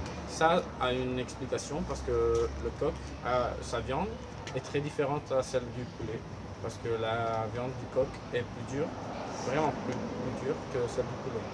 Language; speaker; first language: French; non-native, fluent; Spanish